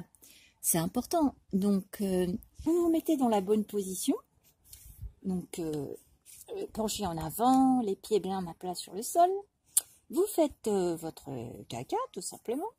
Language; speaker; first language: French; native; French